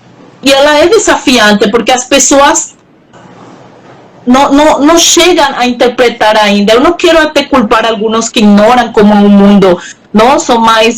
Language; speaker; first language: Portuguese; non-native, local second language; Spanish